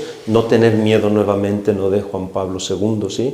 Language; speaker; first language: Spanish; native; Spanish